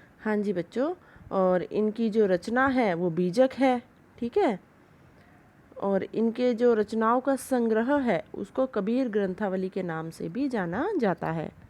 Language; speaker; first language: Hindi; native; Hindi